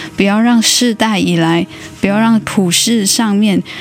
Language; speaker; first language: Chinese; native; Chinese